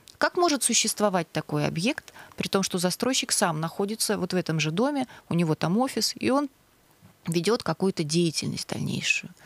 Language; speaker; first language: Russian; native; Russian